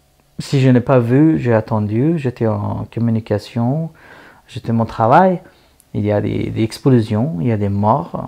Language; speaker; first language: French; non-native, learner; Persian